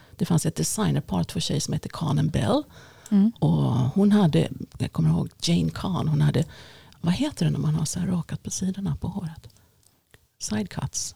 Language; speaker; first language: Swedish; early bilingual, other home language; Finnish